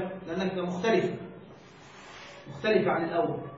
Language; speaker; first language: Arabic; native; Arabic